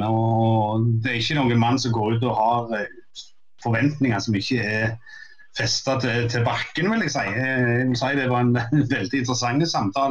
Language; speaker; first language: Norwegian; non-native, fluent; English